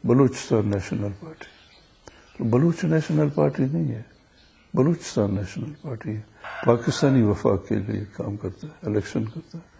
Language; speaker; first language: Urdu; non-native, local second language; Baluchi